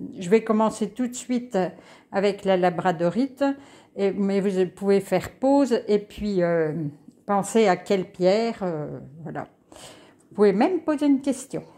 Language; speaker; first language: French; native; French